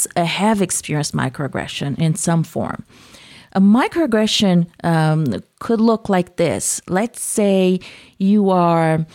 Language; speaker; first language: English; non-native, fluent; Portuguese